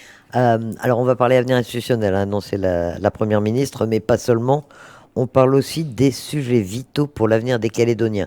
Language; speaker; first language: French; native; French